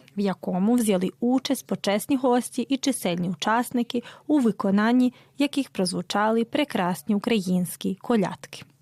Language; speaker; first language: Ukrainian; early bilingual, heritage; Ukrainian